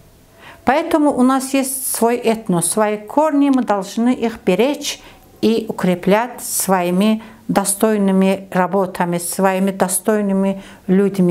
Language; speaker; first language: Russian; non-native, learner; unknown